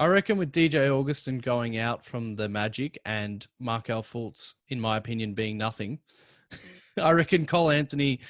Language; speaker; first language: English; native; English